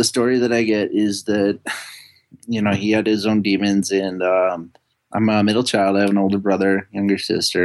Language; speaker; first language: English; native; English